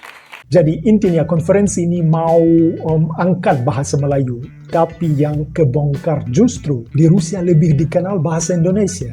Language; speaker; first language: Indonesian; non-native, fluent; Russian